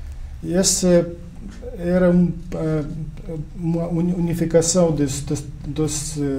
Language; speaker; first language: Portuguese; non-native, learner; Ukrainian